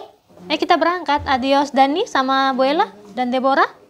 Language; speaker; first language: Indonesian; native; Indonesian